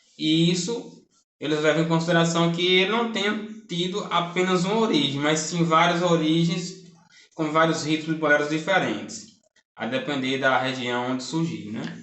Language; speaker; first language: Portuguese; native; Portuguese